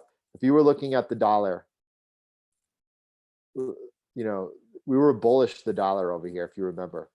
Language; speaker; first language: English; native; English